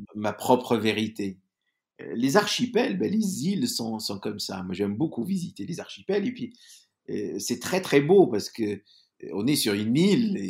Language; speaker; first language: French; non-native, local second language; Arabic